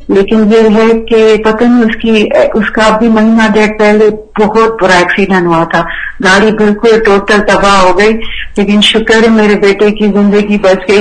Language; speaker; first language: Urdu; native; Urdu